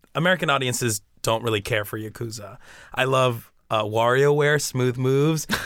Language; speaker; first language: English; early bilingual, other home language; Spanish